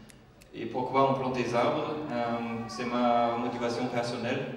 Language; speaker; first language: French; non-native, fluent; German